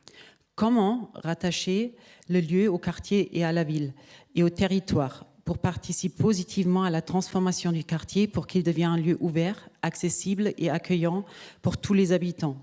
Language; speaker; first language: French; native; French